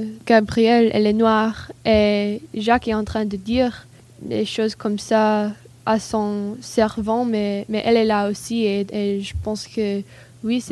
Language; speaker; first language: French; non-native, learner; English